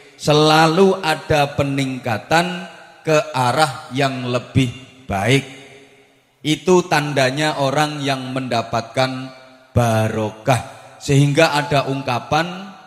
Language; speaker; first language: Indonesian; non-native, local second language; Javanese